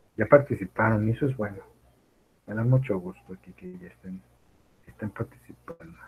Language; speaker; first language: English; non-native, learner; Spanish